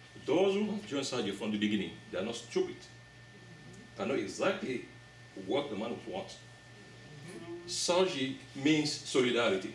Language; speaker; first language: English; non-native, local second language; French